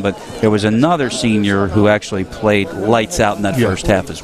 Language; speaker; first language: English; native; English